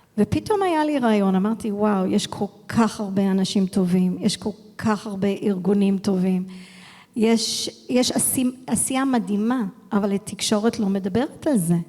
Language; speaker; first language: Hebrew; early bilingual, heritage; English